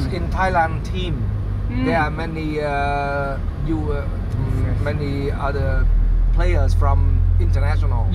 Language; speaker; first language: English; non-native, learner; Vietnamese